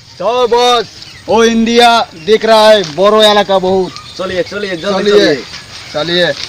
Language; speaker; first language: Hindi; non-native, local second language; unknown